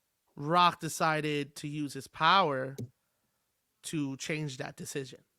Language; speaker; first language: English; native; English